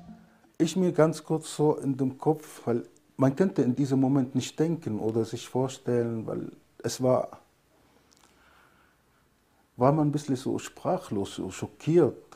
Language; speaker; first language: German; non-native, fluent; Arabic